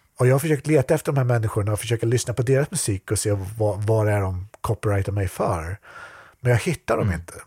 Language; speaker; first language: Swedish; native; Swedish